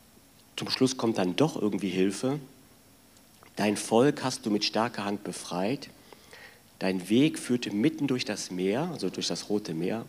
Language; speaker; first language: German; native; German